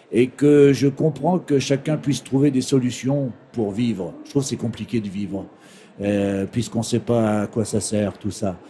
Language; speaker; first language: French; native; French